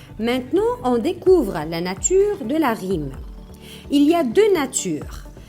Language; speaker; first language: French; non-native, local second language; Arabic